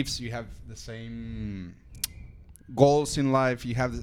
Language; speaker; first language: English; non-native, fluent; Spanish